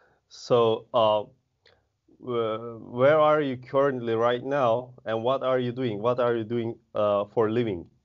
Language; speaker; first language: English; non-native, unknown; Turkish